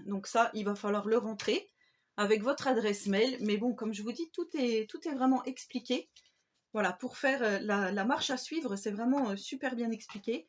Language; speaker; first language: French; native; French